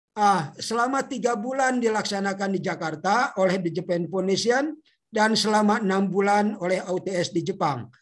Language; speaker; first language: Indonesian; native; Indonesian